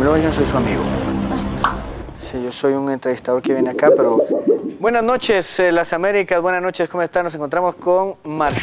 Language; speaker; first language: Spanish; native; Spanish